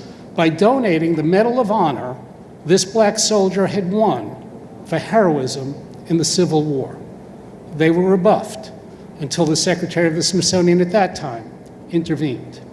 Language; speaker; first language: English; native; English